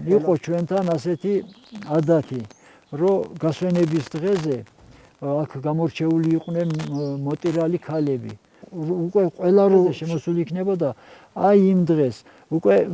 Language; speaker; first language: Georgian; non-native, local second language; Svan